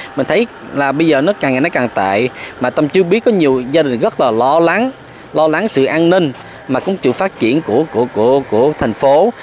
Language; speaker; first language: Vietnamese; early bilingual, other home language; English